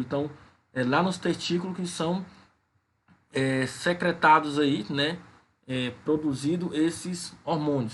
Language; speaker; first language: Portuguese; native; Portuguese